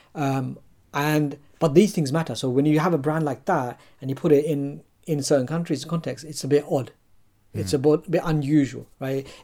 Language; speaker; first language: English; native; English